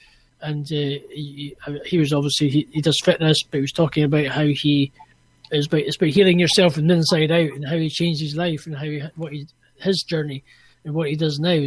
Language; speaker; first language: English; native; English